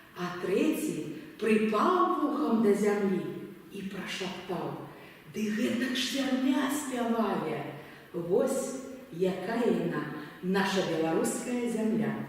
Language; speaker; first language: Belarusian; native; Belarusian